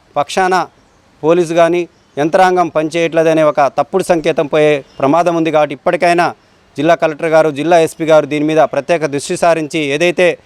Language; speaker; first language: Telugu; non-native, local second language; Lambadi